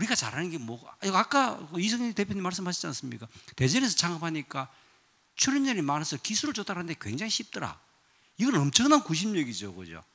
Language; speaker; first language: Korean; native; Korean